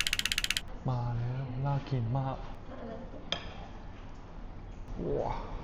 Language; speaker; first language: Thai; non-native, learner; Chinese